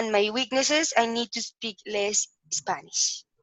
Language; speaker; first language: English; non-native, learner; Spanish